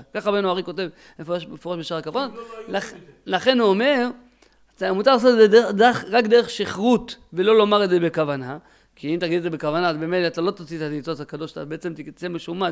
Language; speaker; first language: Hebrew; native; Hebrew